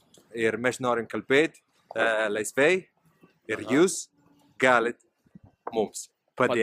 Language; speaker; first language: Lithuanian; non-native, learner; Italian